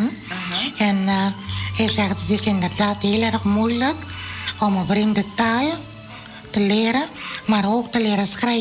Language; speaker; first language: Dutch; non-native, fluent; Spanish